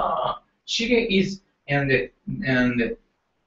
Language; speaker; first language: English; non-native, learner; Japanese